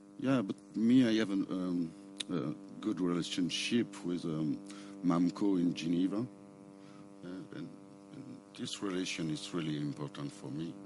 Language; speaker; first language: English; non-native, learner; French